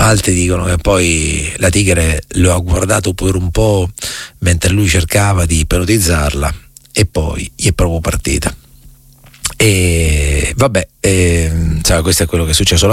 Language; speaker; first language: Italian; native; Italian